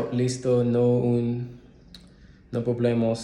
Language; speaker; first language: Spanish; non-native, learner; English